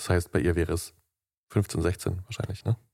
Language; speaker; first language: German; native; German